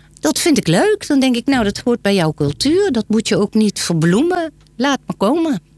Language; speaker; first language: Dutch; native; Dutch